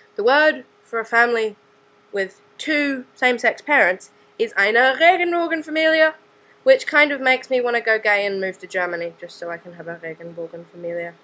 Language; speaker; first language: English; native; English